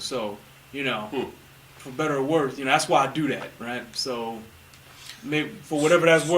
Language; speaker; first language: English; native; English